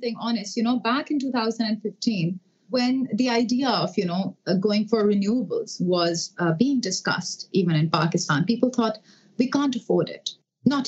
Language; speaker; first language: English; non-native, local second language; Urdu